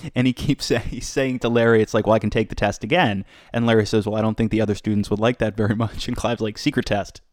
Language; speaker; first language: English; native; English